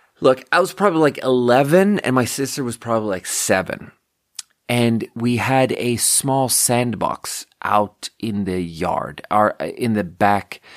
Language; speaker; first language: English; native; English